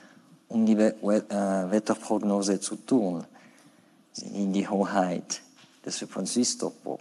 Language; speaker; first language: German; non-native, fluent; French